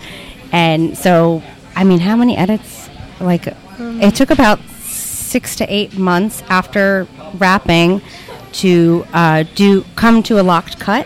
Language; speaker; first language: English; native; English